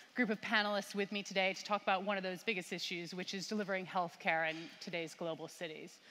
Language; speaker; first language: English; native; English